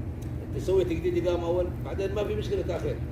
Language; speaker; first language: Arabic; non-native, learner; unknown